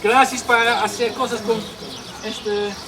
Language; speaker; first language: Spanish; non-native, learner; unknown